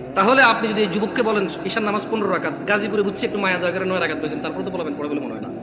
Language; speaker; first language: Bangla; early bilingual, heritage; Bangla